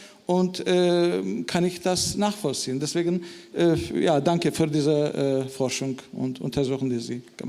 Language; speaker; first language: German; non-native, fluent; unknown